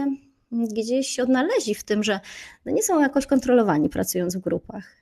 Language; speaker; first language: Polish; native; Polish